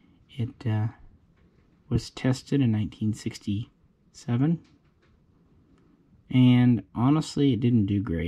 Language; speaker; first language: English; native; English